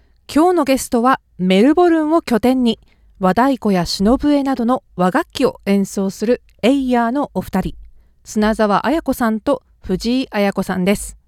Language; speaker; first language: Japanese; native; Japanese